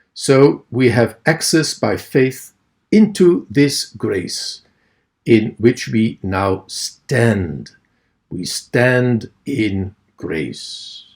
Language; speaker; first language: English; non-native, fluent; Dutch